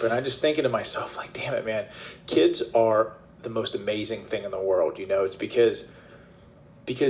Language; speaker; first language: English; native; English